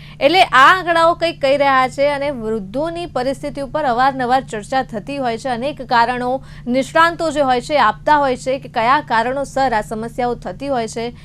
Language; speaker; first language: Gujarati; native; Gujarati